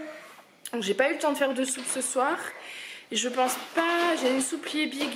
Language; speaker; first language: French; native; French